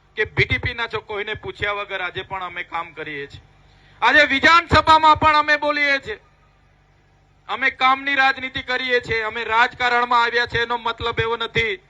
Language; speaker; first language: Gujarati; non-native, local second language; Vasavi